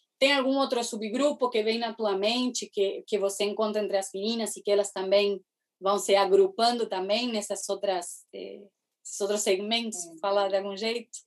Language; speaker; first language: Portuguese; non-native, fluent; Spanish